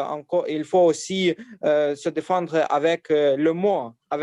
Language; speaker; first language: French; non-native, learner; Ukrainian